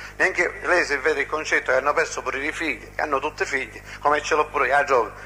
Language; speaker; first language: Italian; non-native, local second language; Sicilian